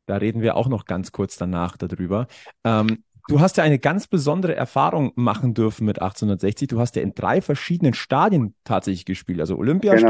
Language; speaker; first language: German; native; German